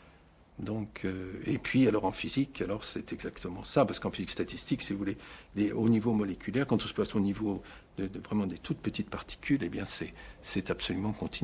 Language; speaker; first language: French; native; French